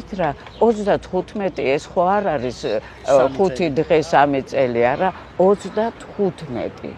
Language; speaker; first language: Georgian; non-native, local second language; Russian